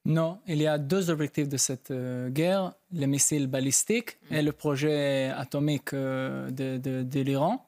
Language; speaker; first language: French; non-native, fluent; Hebrew